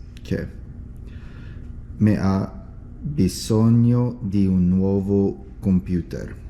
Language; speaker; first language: Italian; non-native, learner; English